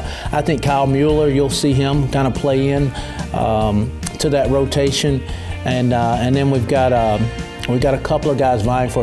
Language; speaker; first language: English; native; English